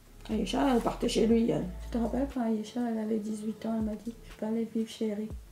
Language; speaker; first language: French; non-native, local second language; Morisyen